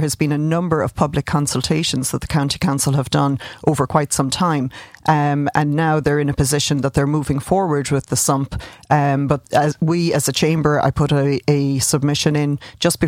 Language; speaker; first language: English; native; English